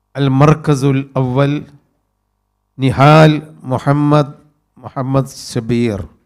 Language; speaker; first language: Arabic; non-native, fluent; Malayalam